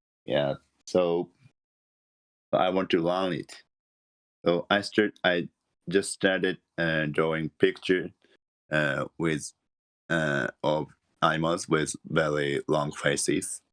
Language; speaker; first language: English; non-native, learner; Japanese